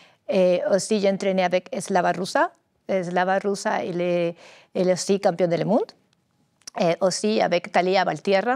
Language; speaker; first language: French; non-native, learner; Spanish